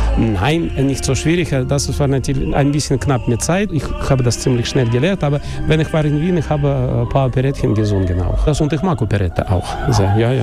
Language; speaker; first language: German; non-native, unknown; Russian